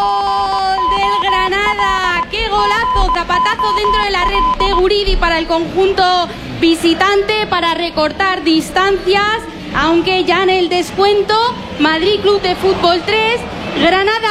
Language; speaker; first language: Spanish; native; Spanish